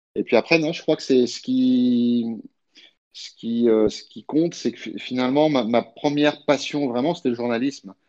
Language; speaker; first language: French; early bilingual, other home language; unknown